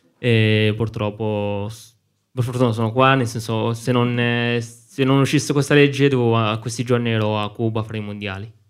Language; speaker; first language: Italian; non-native, fluent; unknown